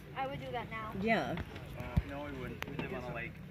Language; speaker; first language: English; native; English